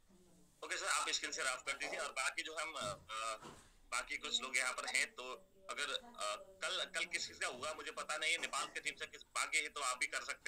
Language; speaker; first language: Hindi; native; Hindi